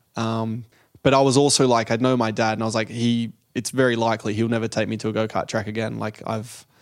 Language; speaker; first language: English; native; English